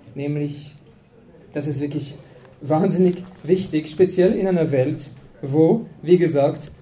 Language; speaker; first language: German; non-native, fluent; French